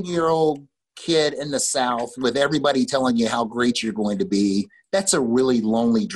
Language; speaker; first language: English; native; English